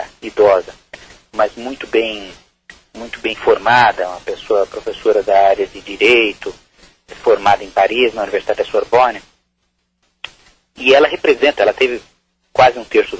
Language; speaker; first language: Portuguese; native; Portuguese